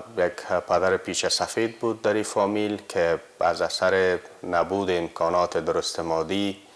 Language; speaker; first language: Persian; native; Persian